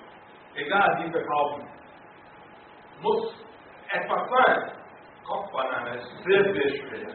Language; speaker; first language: German; non-native, fluent; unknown